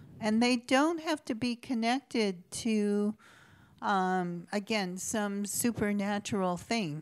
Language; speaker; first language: English; native; English